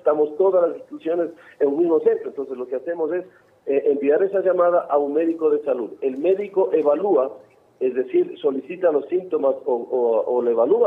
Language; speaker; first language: Spanish; native; Spanish